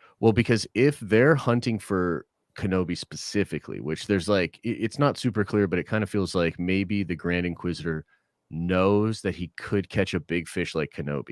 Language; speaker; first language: English; native; English